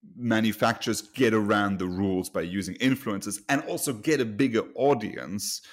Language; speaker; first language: English; non-native, fluent; Luxembourgish